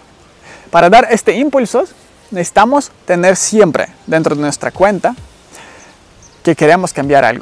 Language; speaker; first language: Spanish; non-native, learner; Ukrainian